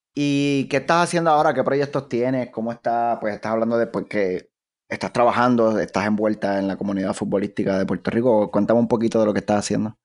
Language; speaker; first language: Spanish; native; Spanish